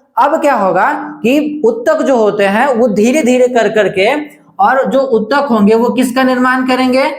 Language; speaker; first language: Hindi; native; Hindi